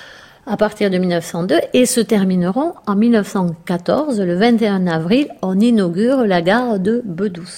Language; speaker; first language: French; native; French